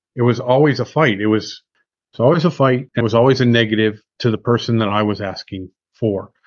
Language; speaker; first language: English; native; English